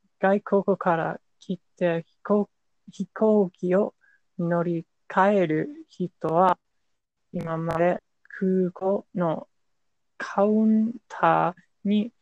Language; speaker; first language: Japanese; non-native, learner; English